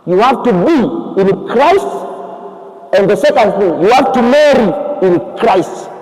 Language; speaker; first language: English; non-native, local second language; Swahili